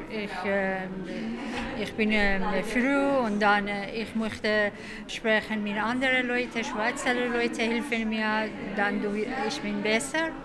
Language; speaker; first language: German; non-native, learner; Persian